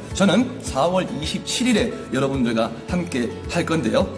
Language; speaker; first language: Korean; native; Korean